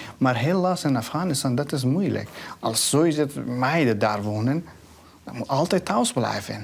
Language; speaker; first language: Dutch; non-native, learner; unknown